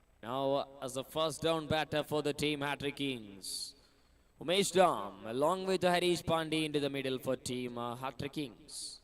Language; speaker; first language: English; non-native, local second language; Malayalam